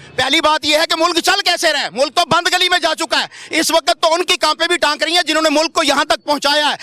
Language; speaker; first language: Urdu; non-native, local second language; Punjabi